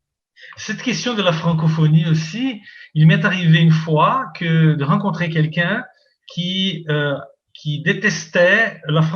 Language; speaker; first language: French; non-native, fluent; Portuguese